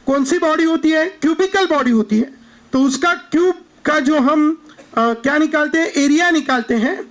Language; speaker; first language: Hindi; non-native, local second language; Marathi